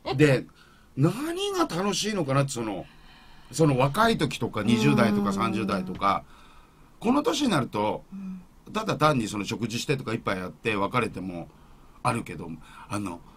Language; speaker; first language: Japanese; native; Japanese